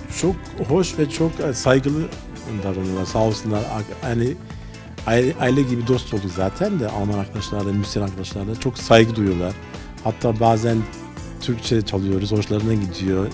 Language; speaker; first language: Turkish; early bilingual, heritage; Turkish